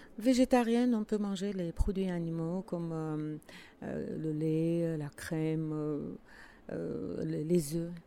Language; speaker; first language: French; non-native, fluent; Armenian